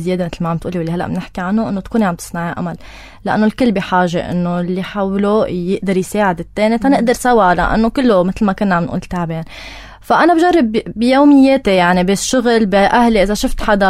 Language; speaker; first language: Arabic; native; Arabic